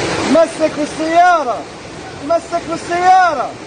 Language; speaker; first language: Arabic; native; Arabic